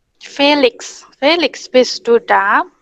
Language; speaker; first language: German; non-native, fluent; Indonesian